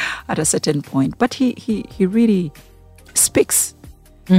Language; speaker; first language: English; non-native, local second language; Ganda